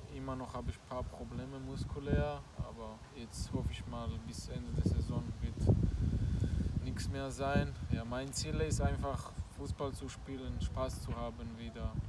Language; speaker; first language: German; non-native, fluent; Georgian